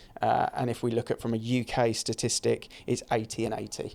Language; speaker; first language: English; native; English